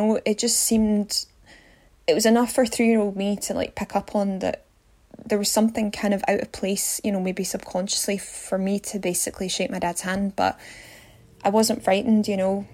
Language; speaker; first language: English; native; English